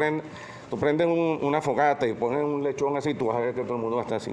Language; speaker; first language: Spanish; native; Spanish